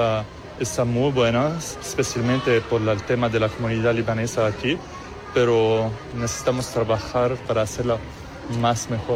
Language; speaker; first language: Spanish; non-native, learner; Arabic